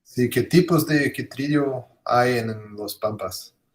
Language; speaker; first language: Spanish; non-native, fluent; Portuguese